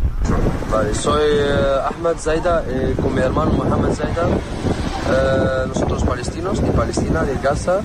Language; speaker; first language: Spanish; non-native, learner; Arabic